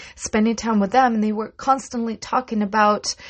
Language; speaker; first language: English; non-native, fluent; Russian